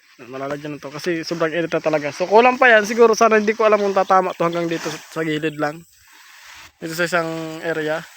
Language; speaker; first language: Filipino; non-native, local second language; Masbatenyo